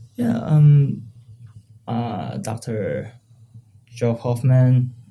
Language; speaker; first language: English; non-native, learner; Korean